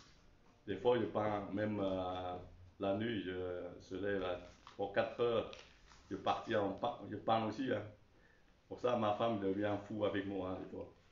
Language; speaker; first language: French; non-native, learner; Chinese